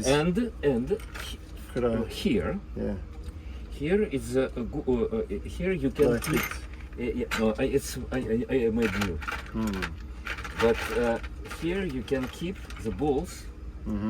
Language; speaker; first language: English; non-native, learner; Russian